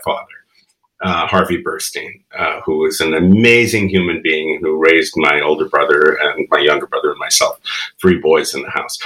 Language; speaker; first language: English; early bilingual, other home language; Spanish